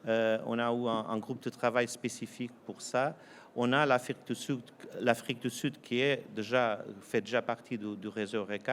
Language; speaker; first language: French; non-native, fluent; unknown